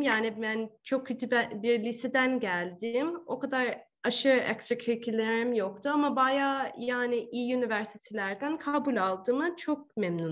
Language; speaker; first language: Turkish; early bilingual, heritage; Turkish